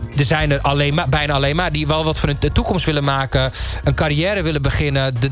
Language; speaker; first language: Dutch; early bilingual, other home language; Persian